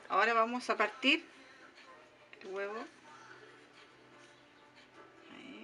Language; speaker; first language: Spanish; native; Spanish